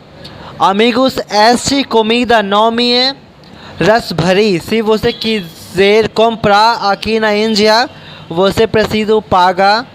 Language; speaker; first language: Portuguese; non-native, learner; Hindi